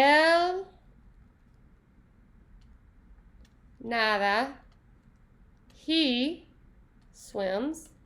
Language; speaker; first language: Spanish; non-native, learner; English